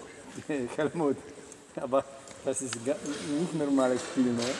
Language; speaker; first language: German; non-native, learner; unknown